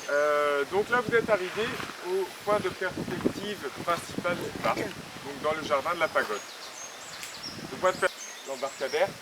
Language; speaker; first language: French; native; French